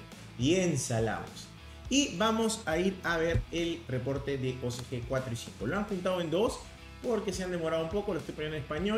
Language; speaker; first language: Spanish; native; Spanish